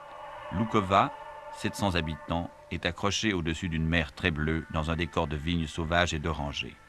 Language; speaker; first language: French; native; French